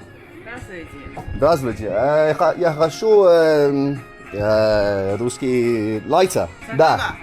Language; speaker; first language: Russian; non-native, learner; English